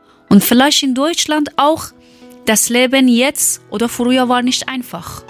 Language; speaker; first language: German; non-native, learner; Persian